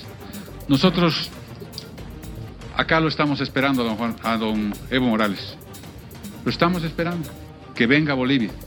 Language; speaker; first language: Spanish; native; Spanish